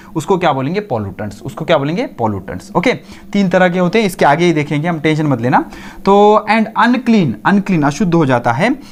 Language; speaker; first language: Hindi; non-native, local second language; Marathi